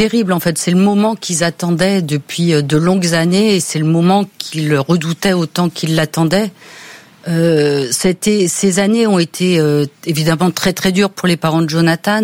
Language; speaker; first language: French; native; French